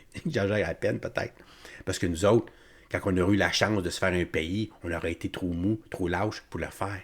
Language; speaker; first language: French; native; French